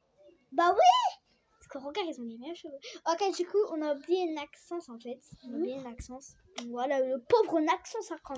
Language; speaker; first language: French; native; French